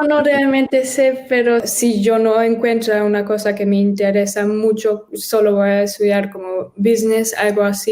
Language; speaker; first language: Spanish; early bilingual, heritage; German